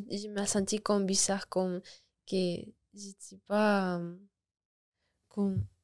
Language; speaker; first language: French; non-native, learner; Spanish